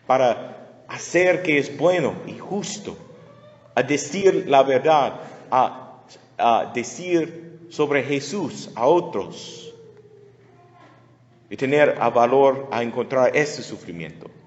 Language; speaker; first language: Spanish; non-native, fluent; English